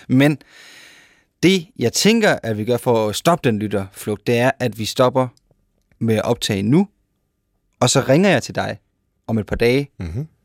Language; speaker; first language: Danish; native; Danish